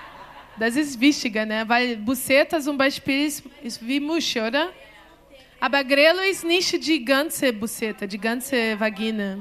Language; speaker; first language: German; non-native, learner; Portuguese